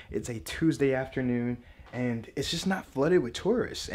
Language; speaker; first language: English; native; English